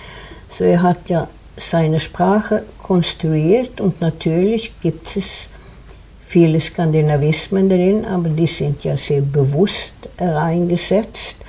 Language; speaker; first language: German; non-native, fluent; Swedish